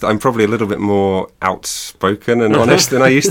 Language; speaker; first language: English; native; English